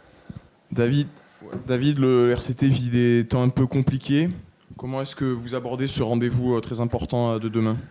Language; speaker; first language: French; native; French